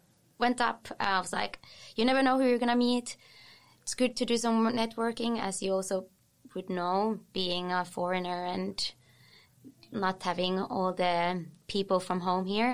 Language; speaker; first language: English; non-native, fluent; Finnish